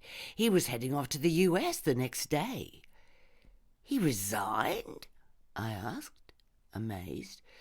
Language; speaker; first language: English; native; English